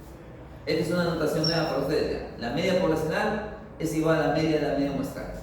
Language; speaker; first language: Spanish; native; Spanish